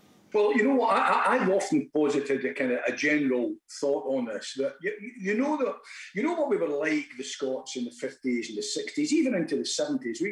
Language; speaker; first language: English; native; English